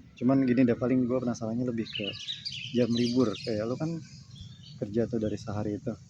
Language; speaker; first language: Indonesian; native; Indonesian